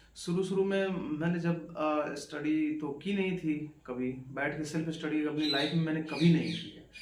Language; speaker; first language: Hindi; native; Hindi